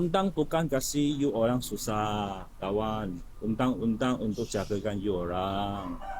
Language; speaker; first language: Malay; non-native, local second language; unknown